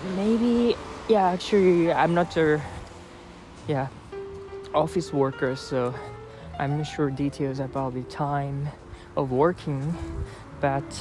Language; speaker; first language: English; non-native, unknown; Japanese